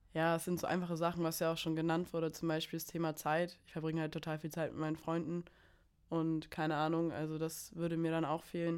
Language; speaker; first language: German; native; German